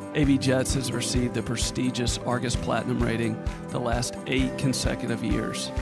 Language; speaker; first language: English; native; English